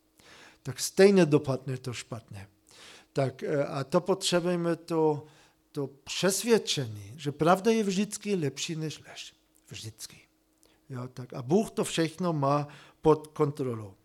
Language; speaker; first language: Czech; non-native, fluent; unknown